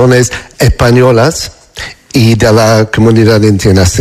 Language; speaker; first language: Spanish; non-native, fluent; English